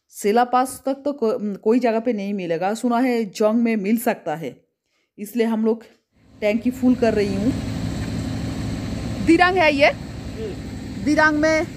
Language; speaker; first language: Hindi; non-native, local second language; Bangla